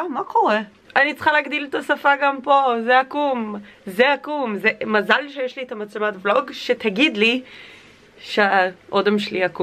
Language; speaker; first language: Hebrew; native; Hebrew